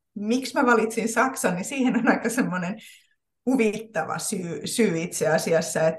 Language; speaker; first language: Finnish; native; Finnish